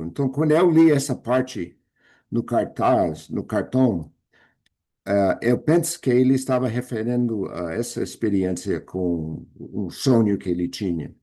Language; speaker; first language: Portuguese; non-native, fluent; English